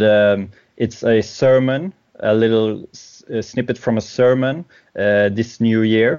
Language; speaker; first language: English; non-native, fluent; Swedish